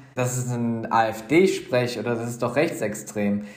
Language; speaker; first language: German; native; German